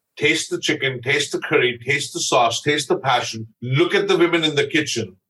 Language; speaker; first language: English; non-native, local second language; Punjabi